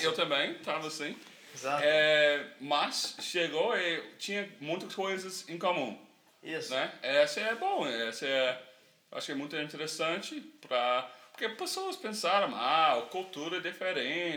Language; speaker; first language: Portuguese; non-native, learner; English